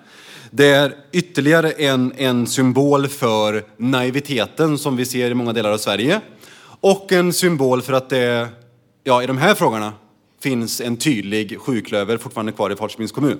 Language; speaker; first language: Swedish; native; Swedish